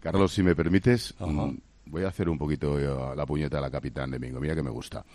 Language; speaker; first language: Spanish; native; Spanish